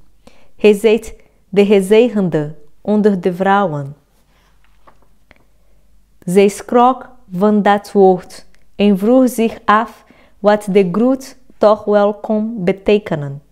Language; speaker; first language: Dutch; non-native, fluent; Portuguese